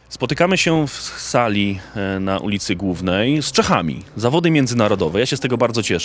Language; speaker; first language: Polish; native; Polish